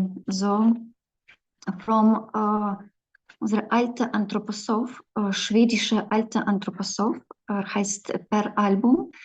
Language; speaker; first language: German; non-native, fluent; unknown